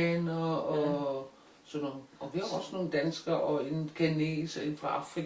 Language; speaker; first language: Danish; non-native, local second language; Kalaallisut